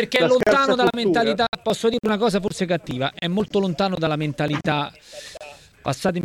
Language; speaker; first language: Italian; native; Italian